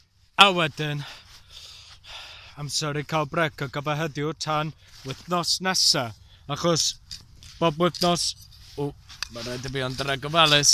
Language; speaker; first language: Welsh; non-native, learner; English